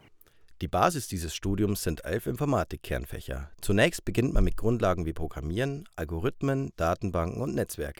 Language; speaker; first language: German; native; German